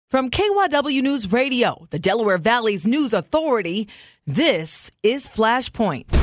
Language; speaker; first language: English; native; English